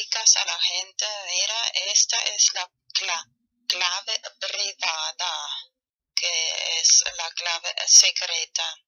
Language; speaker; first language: Spanish; non-native, learner; German